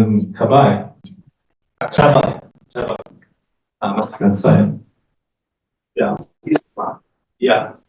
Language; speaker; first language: Indonesian; non-native, learner; English